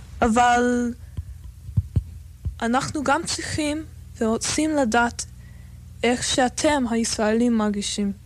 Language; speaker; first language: Hebrew; non-native, fluent; English